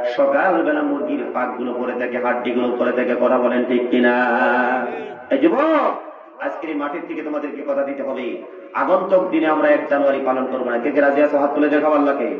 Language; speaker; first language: Bangla; native; Bangla